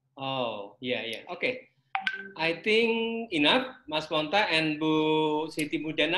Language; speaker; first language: English; non-native, learner; Indonesian